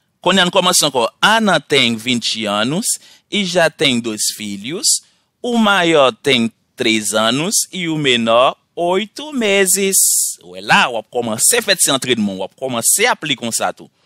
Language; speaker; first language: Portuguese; non-native, learner; Haitian Creole